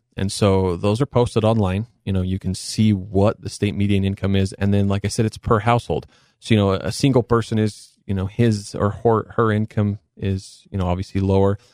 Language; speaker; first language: English; native; English